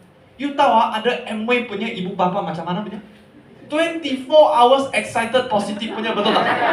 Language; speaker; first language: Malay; non-native, local second language; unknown